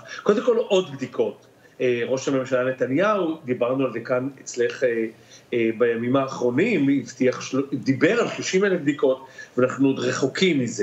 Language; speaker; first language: Hebrew; native; Hebrew